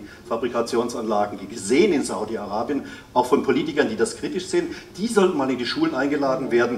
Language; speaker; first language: German; native; German